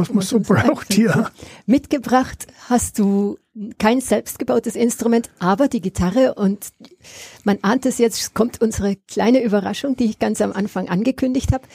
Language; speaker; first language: German; native; German